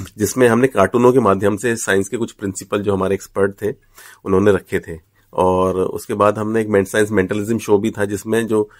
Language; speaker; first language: Hindi; native; Hindi